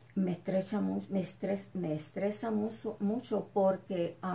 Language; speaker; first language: Spanish; native; Spanish